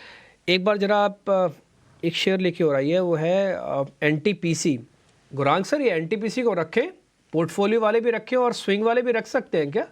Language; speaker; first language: Hindi; native; Hindi